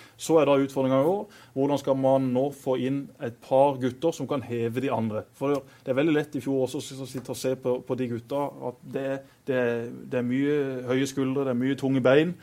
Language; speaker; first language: Norwegian; native; Norwegian